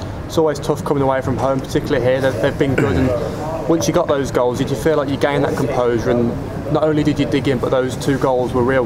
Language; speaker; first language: English; native; English